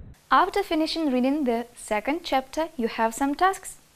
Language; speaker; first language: English; non-native, fluent; Ukrainian